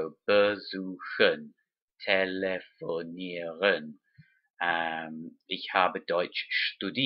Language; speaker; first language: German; non-native, fluent; English